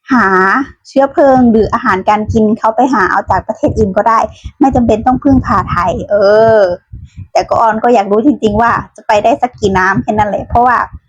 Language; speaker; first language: Thai; native; Thai